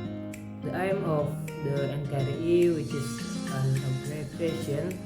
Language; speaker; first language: English; non-native, learner; Indonesian